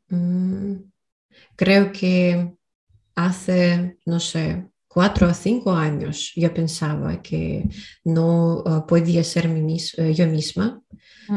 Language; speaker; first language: Spanish; non-native, learner; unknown